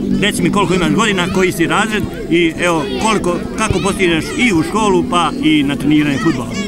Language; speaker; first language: Serbian; native; Serbian